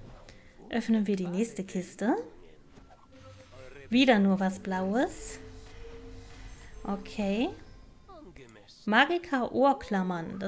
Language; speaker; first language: German; native; German